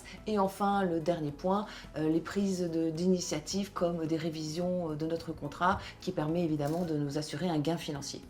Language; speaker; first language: French; native; French